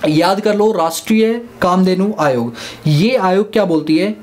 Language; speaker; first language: Hindi; native; Hindi